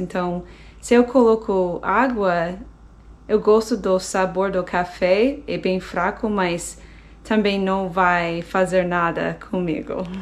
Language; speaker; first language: Portuguese; non-native, fluent; English